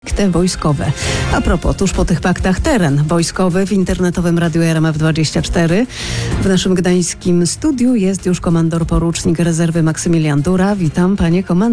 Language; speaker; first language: Polish; native; Polish